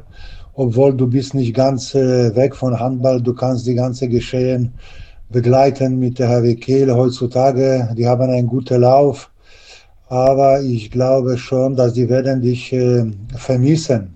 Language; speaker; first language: German; non-native, learner; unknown